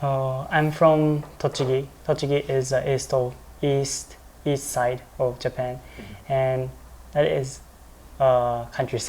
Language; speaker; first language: English; non-native, learner; Japanese